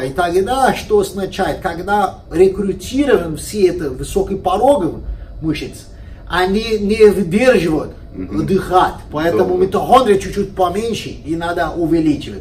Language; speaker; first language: Russian; non-native, fluent; Portuguese